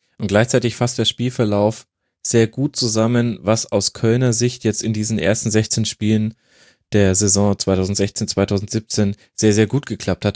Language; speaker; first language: German; native; German